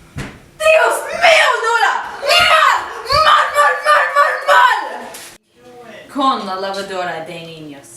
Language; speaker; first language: Spanish; non-native, learner; English